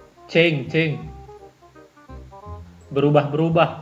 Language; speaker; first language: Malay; non-native, local second language; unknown